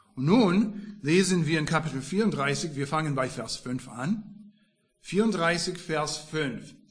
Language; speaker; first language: German; non-native, fluent; English